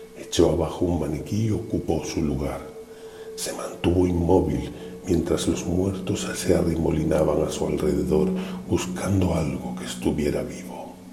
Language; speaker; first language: Spanish; native; Spanish